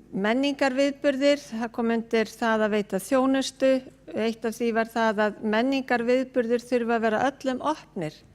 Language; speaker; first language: Icelandic; native; Icelandic